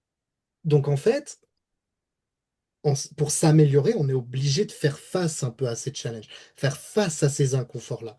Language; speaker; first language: French; native; French